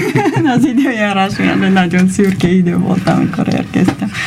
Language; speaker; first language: Hungarian; non-native, fluent; Armenian